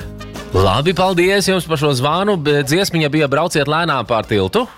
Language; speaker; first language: Latvian; native; Latvian